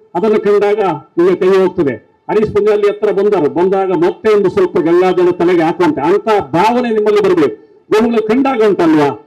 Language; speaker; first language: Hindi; non-native, local second language; Kannada